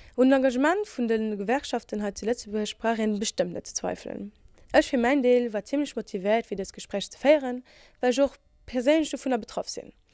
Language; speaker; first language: Luxembourgish; native; Luxembourgish